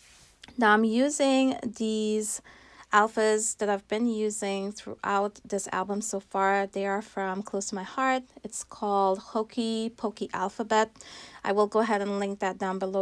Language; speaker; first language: English; native; English